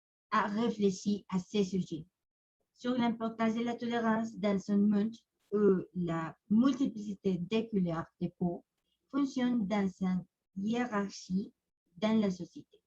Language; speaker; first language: French; non-native, learner; Spanish